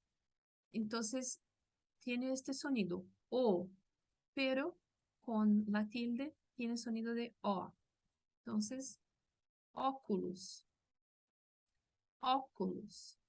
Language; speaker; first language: Spanish; non-native, fluent; Portuguese